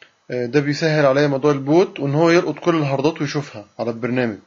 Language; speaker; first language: Arabic; native; Arabic